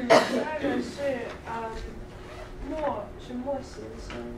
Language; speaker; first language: Chinese; non-native, learner; English